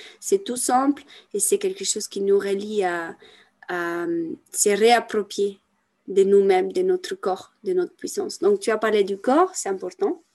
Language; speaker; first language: French; non-native, fluent; Italian